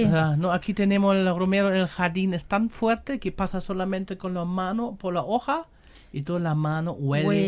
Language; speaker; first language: Spanish; non-native, learner; German